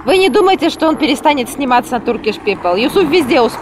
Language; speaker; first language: Russian; native; Russian